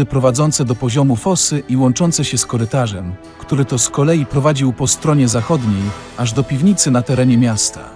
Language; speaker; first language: Polish; native; Polish